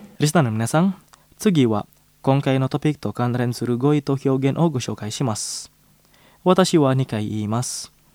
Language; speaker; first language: Japanese; non-native, fluent; Indonesian